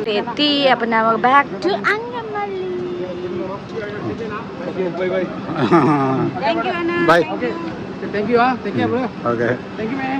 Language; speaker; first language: Malayalam; non-native, learner; Nepali